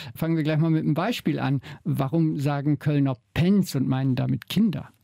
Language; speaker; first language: German; native; German